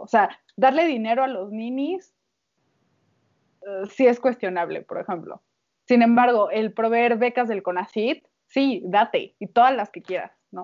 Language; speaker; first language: Spanish; native; Spanish